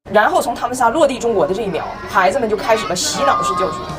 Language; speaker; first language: Chinese; native; Chinese